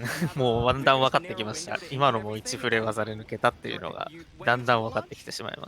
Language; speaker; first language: Japanese; native; Japanese